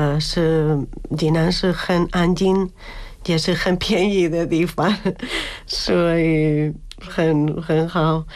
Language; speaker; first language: Chinese; non-native, learner; Spanish